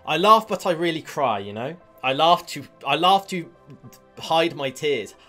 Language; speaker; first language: English; native; English